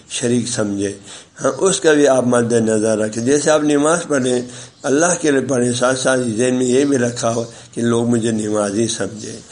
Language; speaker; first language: Urdu; non-native, local second language; Balti